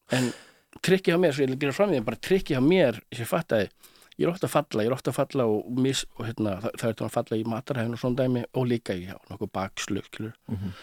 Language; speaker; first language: Icelandic; early bilingual, heritage; Icelandic